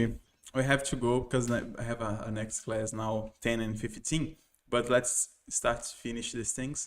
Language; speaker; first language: English; non-native, fluent; Portuguese